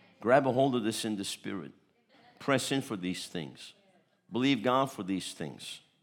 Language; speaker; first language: English; early bilingual, other home language; Turkish